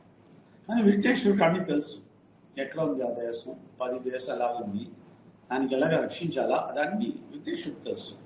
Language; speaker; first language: Telugu; non-native, fluent; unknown